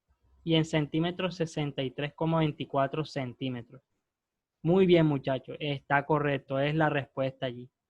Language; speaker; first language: Spanish; native; Spanish